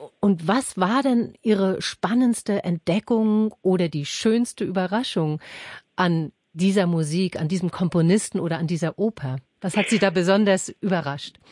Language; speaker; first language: German; native; German